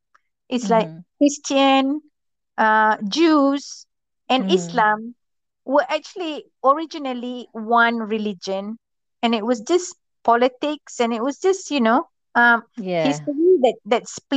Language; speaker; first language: English; non-native, local second language; Malay